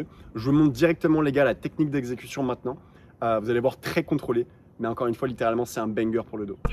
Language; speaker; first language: French; native; French